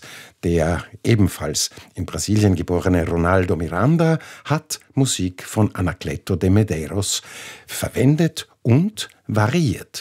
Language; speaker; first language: German; native; German